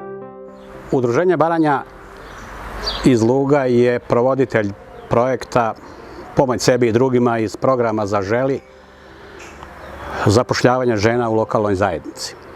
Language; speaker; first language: Croatian; native; Croatian